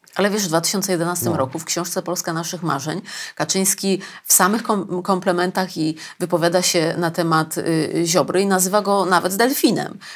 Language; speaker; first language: Polish; native; Polish